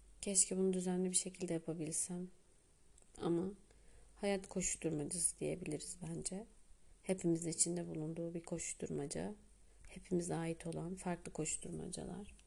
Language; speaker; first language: Turkish; native; Turkish